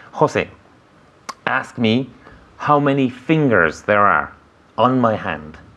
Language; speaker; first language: English; non-native, fluent; Spanish